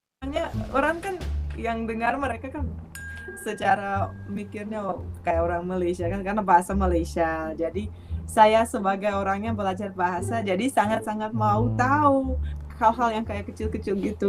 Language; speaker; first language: Indonesian; non-native, fluent; Russian